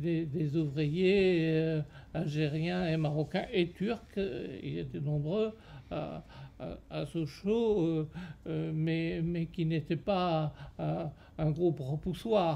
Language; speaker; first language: French; native; French